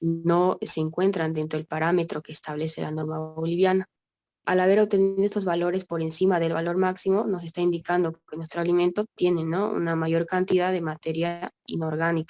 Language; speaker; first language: Spanish; native; Spanish